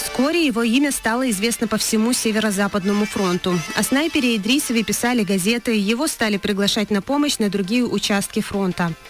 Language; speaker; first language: Russian; non-native, local second language; Chechen